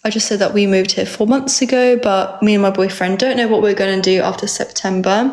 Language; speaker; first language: English; early bilingual, other home language; Georgian